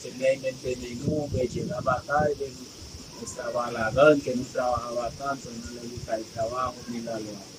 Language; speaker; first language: Spanish; non-native, learner; Haitian Creole